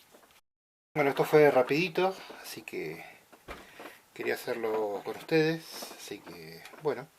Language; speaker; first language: Spanish; native; Spanish